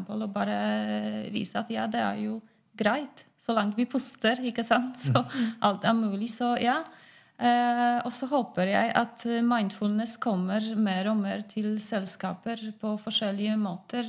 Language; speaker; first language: Norwegian; non-native, fluent; Polish